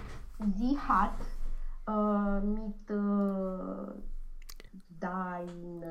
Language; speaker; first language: German; non-native, learner; Romanian